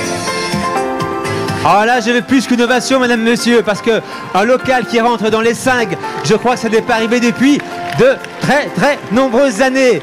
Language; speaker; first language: French; native; French